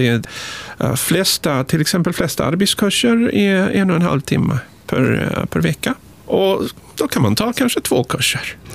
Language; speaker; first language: Swedish; non-native, fluent; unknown